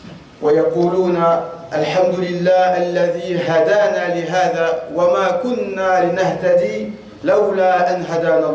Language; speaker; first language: Arabic; non-native, fluent; French